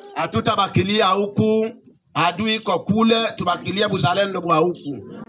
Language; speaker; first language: Swahili; native; Swahili